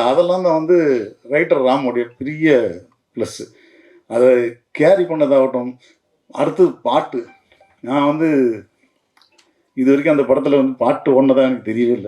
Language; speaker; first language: Tamil; native; Tamil